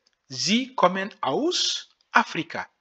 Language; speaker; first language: German; non-native, fluent; French